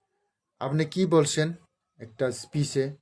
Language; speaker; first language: Bangla; non-native, local second language; Kok Borok